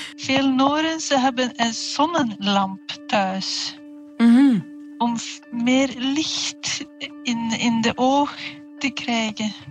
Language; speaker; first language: Dutch; non-native, fluent; Norwegian